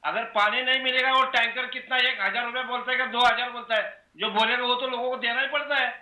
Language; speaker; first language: Hindi; non-native, local second language; Marathi